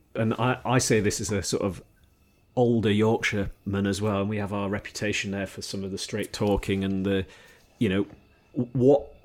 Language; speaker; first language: English; native; English